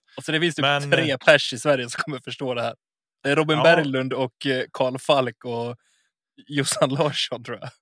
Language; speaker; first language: Swedish; native; Swedish